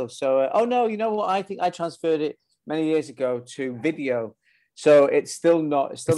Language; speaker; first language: English; native; English